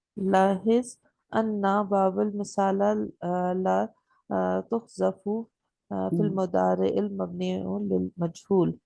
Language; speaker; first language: Arabic; non-native, learner; Urdu